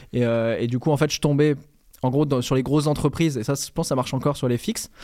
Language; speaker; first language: French; native; French